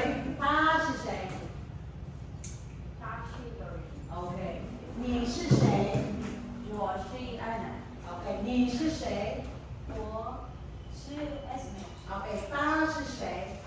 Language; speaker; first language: Chinese; non-native, fluent; Filipino